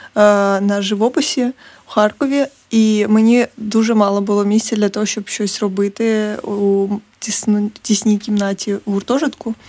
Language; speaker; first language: Ukrainian; native; Ukrainian